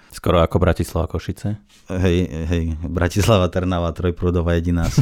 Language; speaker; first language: Slovak; non-native, fluent; Russian